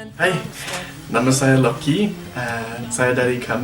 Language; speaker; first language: Indonesian; non-native, fluent; English